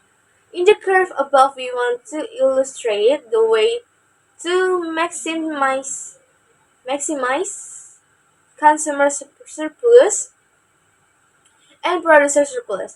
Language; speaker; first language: English; non-native, learner; Indonesian